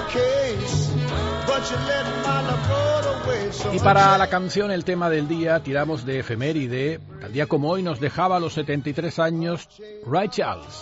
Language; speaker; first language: Spanish; native; Spanish